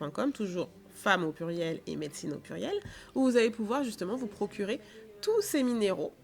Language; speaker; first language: French; native; French